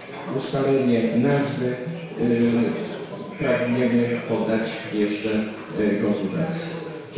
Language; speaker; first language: Polish; native; Polish